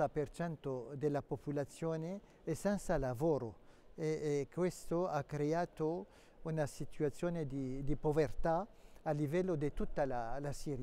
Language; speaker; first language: Italian; non-native, fluent; Arabic